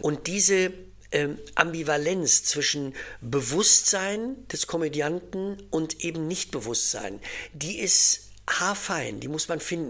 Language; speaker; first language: German; native; German